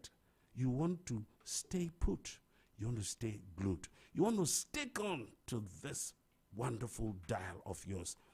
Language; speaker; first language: English; non-native, local second language; Akan